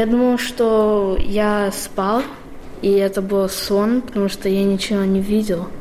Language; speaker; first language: Russian; non-native, learner; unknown